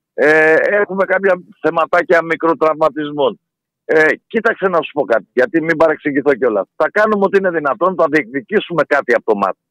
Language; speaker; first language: Greek; native; Greek